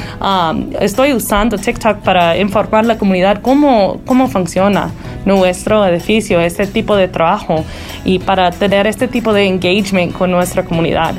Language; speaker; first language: Spanish; early bilingual, heritage; Spanish